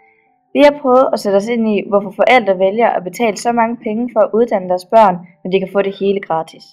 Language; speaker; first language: Danish; native; Danish